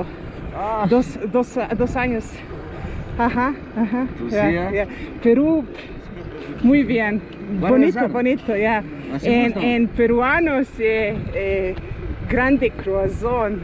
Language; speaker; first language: Spanish; non-native, learner; Serbian